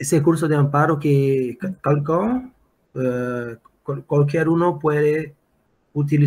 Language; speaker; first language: French; non-native, fluent; Portuguese